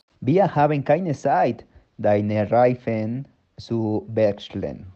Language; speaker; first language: German; non-native, learner; Spanish